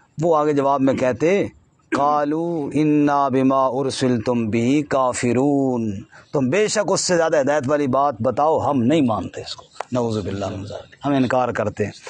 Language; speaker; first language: Urdu; non-native, local second language; Punjabi